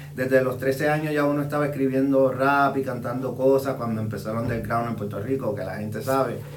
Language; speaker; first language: Spanish; native; Spanish